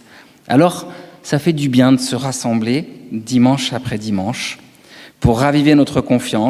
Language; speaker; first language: French; native; French